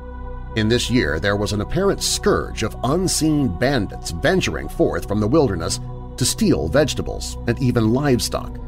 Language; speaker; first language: English; native; English